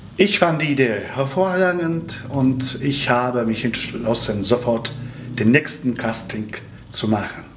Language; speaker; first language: German; non-native, fluent; Polish